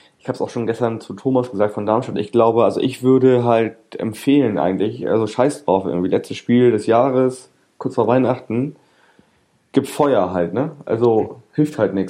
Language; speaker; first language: German; native; German